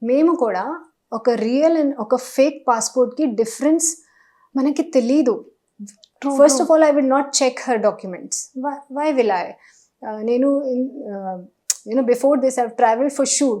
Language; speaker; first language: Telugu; non-native, learner; Hindi